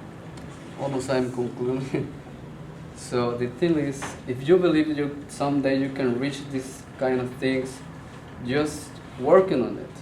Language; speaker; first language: English; non-native, learner; Spanish